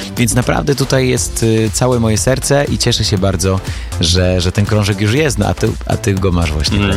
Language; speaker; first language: Polish; early bilingual, other home language; Armenian